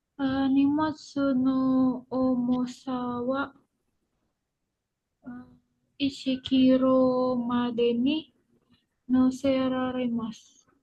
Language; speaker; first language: Japanese; non-native, learner; Indonesian